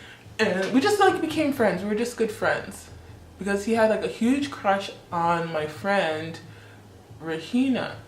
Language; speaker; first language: English; early bilingual, other home language; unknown